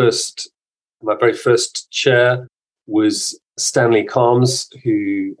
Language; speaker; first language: English; native; English